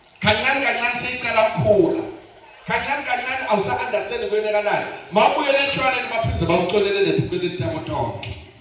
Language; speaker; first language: Zulu; non-native, local second language; Swati